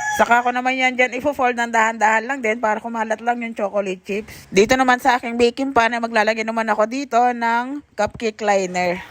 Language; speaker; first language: Filipino; native; Filipino